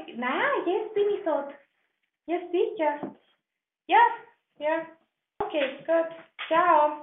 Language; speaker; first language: German; non-native, fluent; Greek